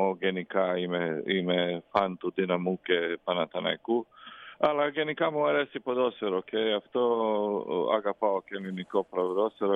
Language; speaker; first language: Greek; non-native, learner; Croatian